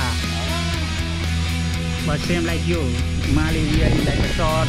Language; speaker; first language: English; non-native, learner; Hindi